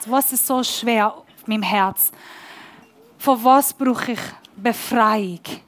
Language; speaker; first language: German; non-native, learner; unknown